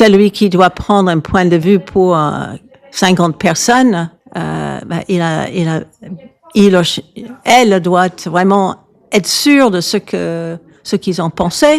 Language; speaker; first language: French; non-native, fluent; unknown